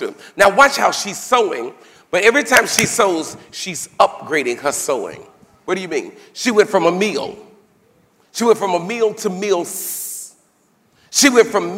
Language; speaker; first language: English; native; English